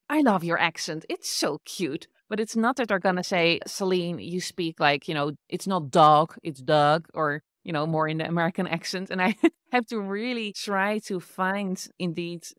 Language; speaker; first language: English; non-native, fluent; Dutch